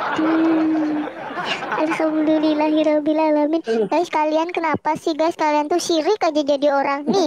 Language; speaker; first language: Indonesian; native; Indonesian